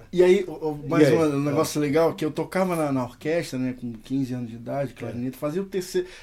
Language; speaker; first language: Portuguese; native; Portuguese